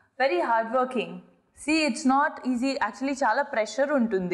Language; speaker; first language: Telugu; non-native, fluent; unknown